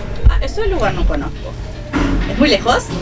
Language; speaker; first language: Spanish; native; Spanish